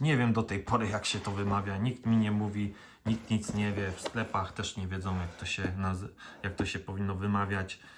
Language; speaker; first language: Polish; native; Polish